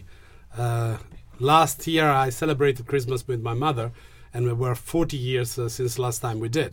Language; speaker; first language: English; non-native, fluent; Italian